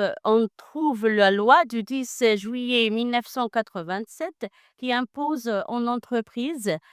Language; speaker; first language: French; non-native, learner; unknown